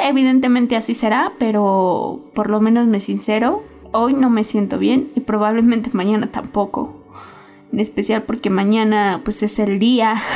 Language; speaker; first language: Spanish; native; Spanish